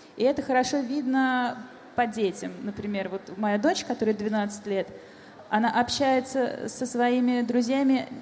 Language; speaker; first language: Russian; native; Russian